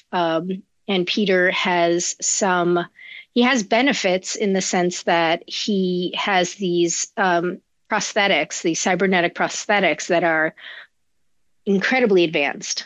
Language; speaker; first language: English; native; English